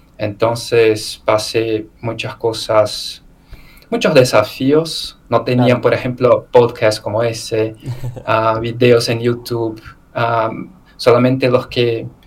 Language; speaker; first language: Spanish; non-native, learner; Portuguese